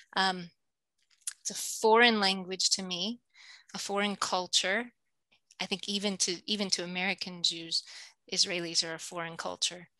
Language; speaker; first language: English; native; English